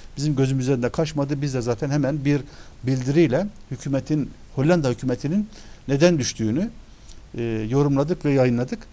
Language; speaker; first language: Turkish; early bilingual, other home language; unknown